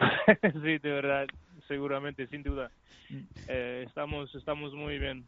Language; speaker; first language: Spanish; non-native, learner; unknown